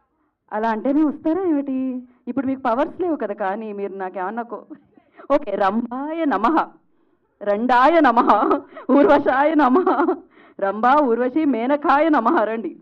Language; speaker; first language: Telugu; native; Telugu